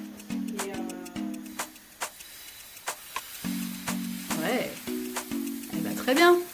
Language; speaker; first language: French; native; French